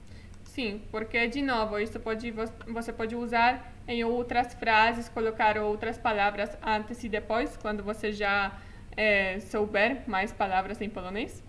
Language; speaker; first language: Portuguese; non-native, fluent; Polish